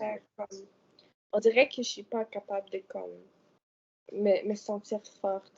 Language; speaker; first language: French; non-native, local second language; English